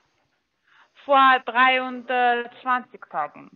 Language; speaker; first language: German; non-native, fluent; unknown